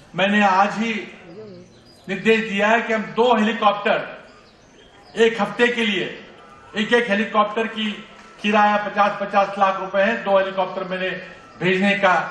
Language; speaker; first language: Hindi; non-native, local second language; Marathi